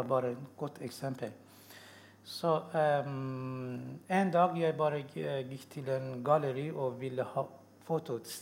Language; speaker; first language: Norwegian; non-native, learner; Persian